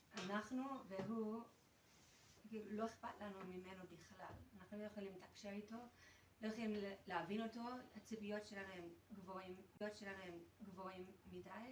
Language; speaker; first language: Hebrew; non-native, fluent; English